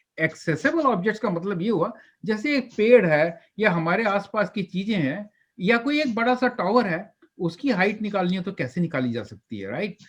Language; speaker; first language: Hindi; native; Hindi